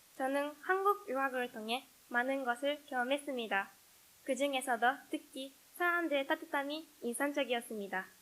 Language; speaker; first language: Korean; non-native, learner; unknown